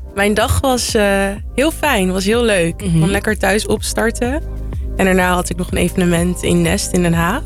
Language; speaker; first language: Dutch; early bilingual, other home language; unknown